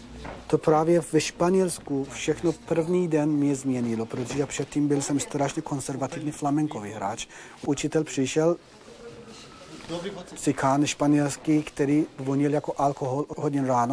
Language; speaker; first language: Czech; non-native, fluent; Persian